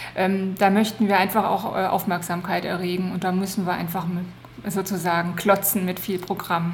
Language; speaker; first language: German; native; German